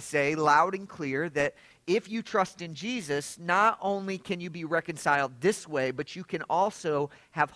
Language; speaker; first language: English; native; English